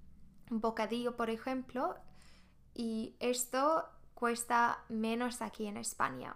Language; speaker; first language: Spanish; non-native, fluent; Swedish